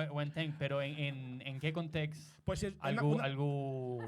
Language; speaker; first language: Catalan; non-native, learner; Spanish